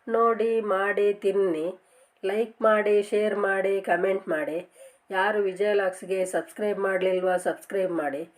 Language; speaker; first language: Kannada; non-native, local second language; Tulu